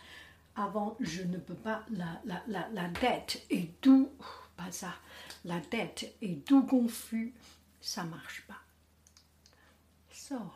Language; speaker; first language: French; non-native, learner; Chinese